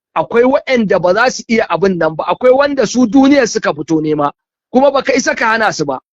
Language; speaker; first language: Hausa; native; Hausa